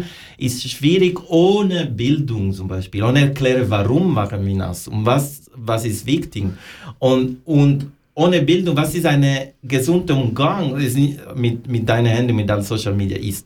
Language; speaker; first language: German; non-native, fluent; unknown